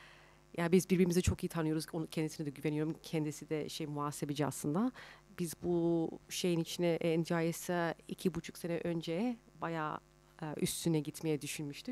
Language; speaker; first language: Turkish; early bilingual, heritage; Turkish